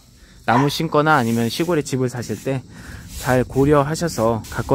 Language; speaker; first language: Korean; native; Korean